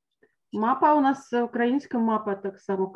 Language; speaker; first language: Polish; non-native, learner; Ukrainian